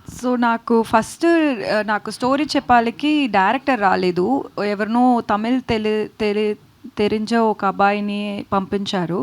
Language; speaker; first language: Telugu; non-native, local second language; Tamil